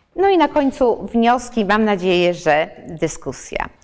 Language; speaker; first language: Polish; native; Polish